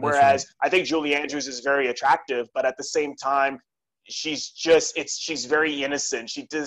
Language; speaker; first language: English; native; English